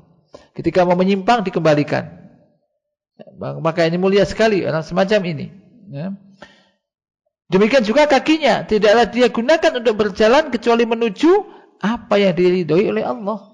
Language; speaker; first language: Indonesian; native; Indonesian